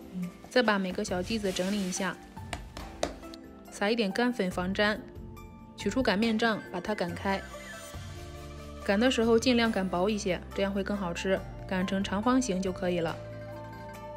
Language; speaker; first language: Chinese; native; Chinese